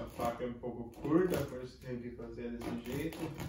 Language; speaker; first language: Portuguese; non-native, fluent; German